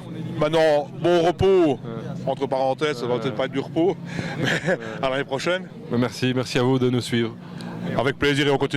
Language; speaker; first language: French; native; French